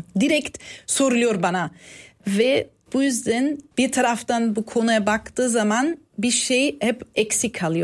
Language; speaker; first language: Turkish; non-native, fluent; German